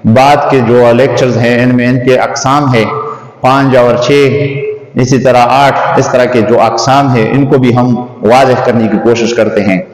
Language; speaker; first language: Urdu; native; Urdu